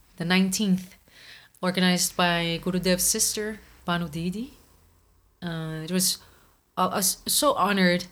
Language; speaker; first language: English; non-native, fluent; Portuguese